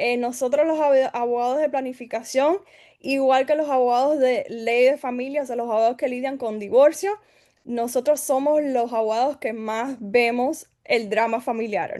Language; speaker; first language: Spanish; early bilingual, heritage; Spanish